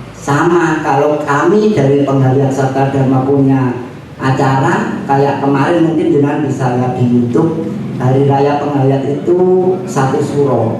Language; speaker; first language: Indonesian; non-native, local second language; Javanese